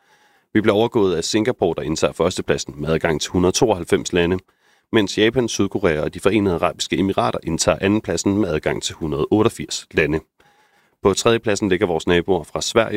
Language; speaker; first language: Danish; native; Danish